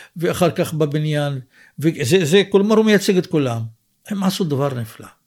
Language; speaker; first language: Hebrew; non-native, local second language; Arabic